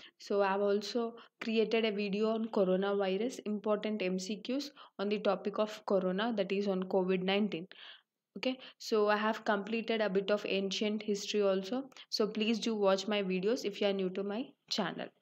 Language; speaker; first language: English; non-native, local second language; Telugu